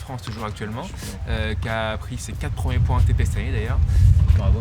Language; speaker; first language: French; native; French